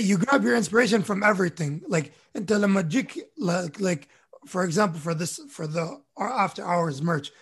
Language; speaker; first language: English; early bilingual, other home language; Arabic